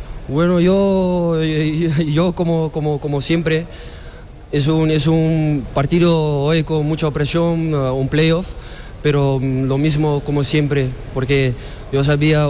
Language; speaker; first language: Spanish; non-native, learner; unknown